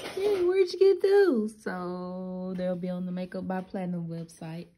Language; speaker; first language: English; native; English